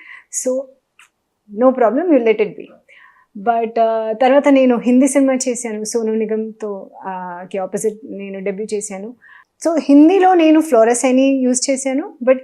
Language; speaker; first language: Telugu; non-native, learner; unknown